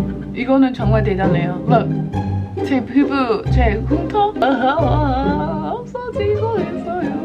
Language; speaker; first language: Korean; non-native, learner; English